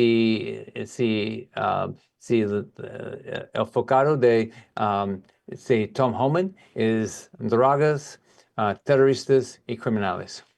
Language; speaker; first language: Spanish; non-native, learner; English